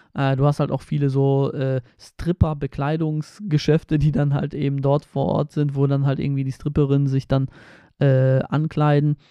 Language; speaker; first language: German; early bilingual, other home language; Polish